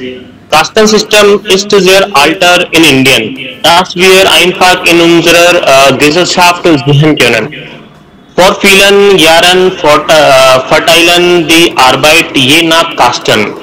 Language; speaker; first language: German; non-native, learner; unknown